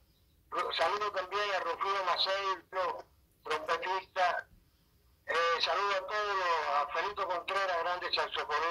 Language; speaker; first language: Spanish; native; Spanish